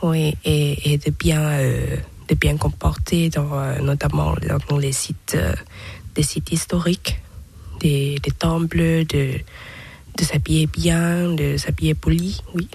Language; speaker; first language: French; non-native, learner; Thai